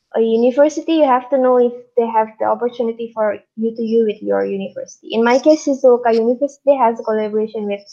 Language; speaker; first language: English; non-native, fluent; Indonesian